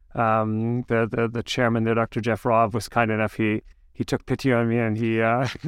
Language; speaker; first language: English; early bilingual, other home language; German